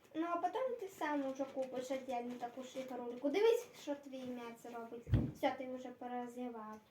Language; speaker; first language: Ukrainian; non-native, local second language; Russian